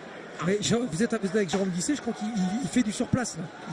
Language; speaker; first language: French; native; French